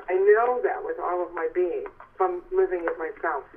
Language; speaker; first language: English; native; English